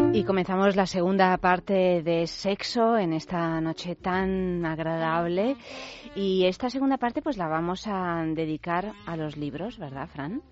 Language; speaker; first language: Spanish; native; Spanish